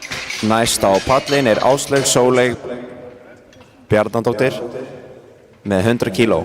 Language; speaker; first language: Icelandic; native; Icelandic